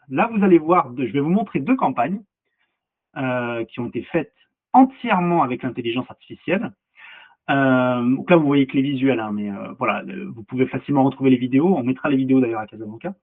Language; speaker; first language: French; native; French